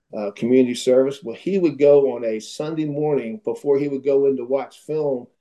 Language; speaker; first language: English; native; English